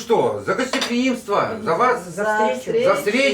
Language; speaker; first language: Russian; native; Russian